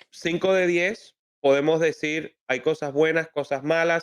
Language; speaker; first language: Spanish; native; Spanish